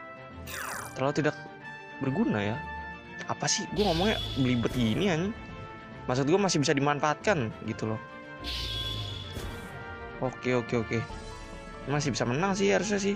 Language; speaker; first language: Indonesian; native; Indonesian